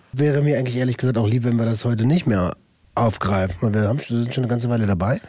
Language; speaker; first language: German; native; German